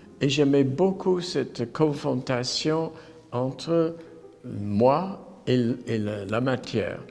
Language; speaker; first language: French; non-native, fluent; English